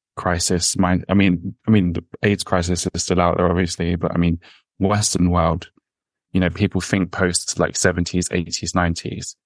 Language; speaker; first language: English; native; English